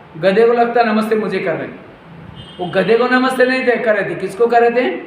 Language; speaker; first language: Hindi; non-native, local second language; Marathi